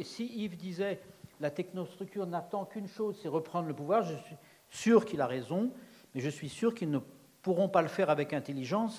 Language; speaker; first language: French; native; French